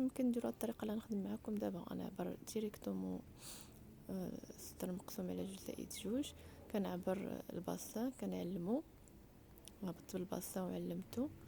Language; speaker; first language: Arabic; native; Arabic